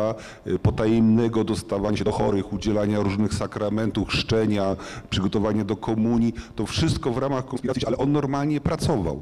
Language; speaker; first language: Polish; native; Polish